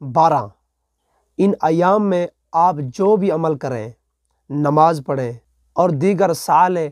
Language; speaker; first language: Urdu; non-native, local second language; Punjabi